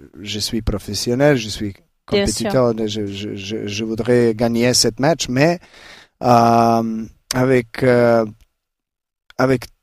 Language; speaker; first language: French; non-native, learner; Serbian